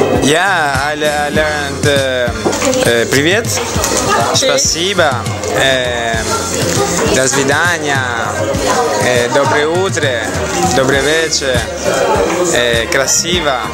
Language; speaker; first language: Russian; non-native, learner; Italian